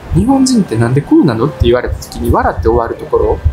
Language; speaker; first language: Japanese; early bilingual, other home language; Russian